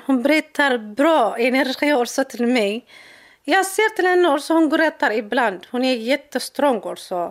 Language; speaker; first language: Swedish; non-native, learner; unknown